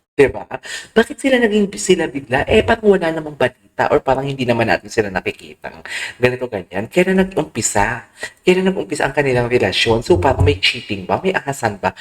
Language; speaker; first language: Filipino; native; Filipino